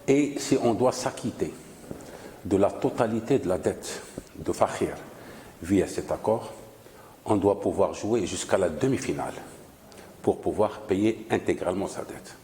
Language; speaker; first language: French; non-native, local second language; Arabic